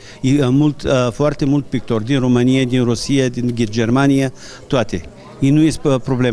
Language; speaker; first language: Romanian; non-native, learner; Bulgarian